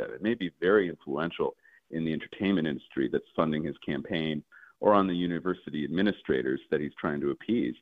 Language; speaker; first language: English; native; English